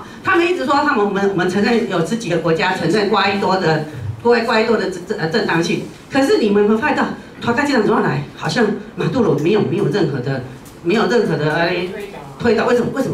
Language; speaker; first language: Chinese; non-native, local second language; Min Nan Chinese